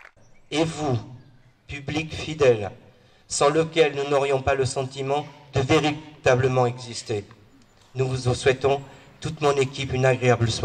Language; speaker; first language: French; native; French